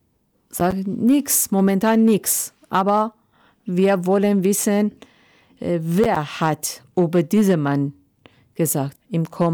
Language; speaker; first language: German; non-native, learner; Persian